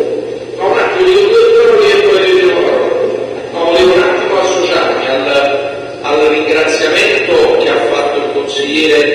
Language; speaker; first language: Italian; native; Italian